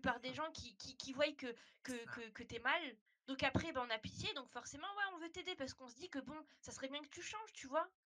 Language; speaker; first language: French; native; French